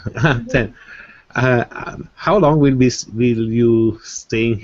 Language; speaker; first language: English; non-native, learner; Italian